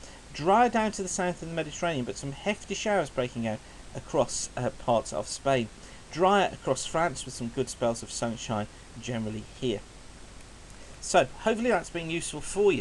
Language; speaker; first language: English; native; English